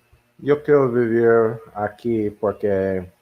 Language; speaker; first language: Spanish; non-native, learner; English